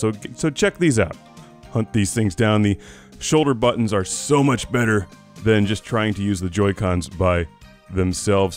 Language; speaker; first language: English; native; English